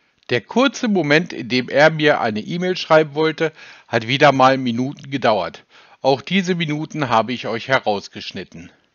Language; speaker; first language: German; native; German